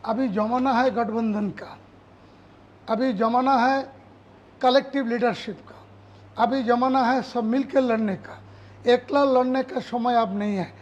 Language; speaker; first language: Hindi; non-native, local second language; Bangla